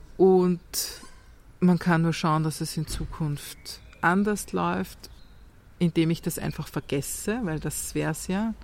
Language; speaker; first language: German; native; German